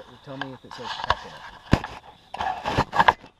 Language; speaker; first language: English; native; English